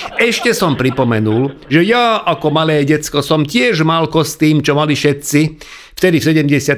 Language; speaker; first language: Slovak; non-native, local second language; Hungarian